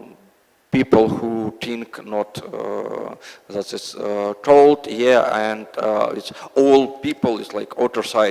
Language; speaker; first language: English; non-native, learner; Russian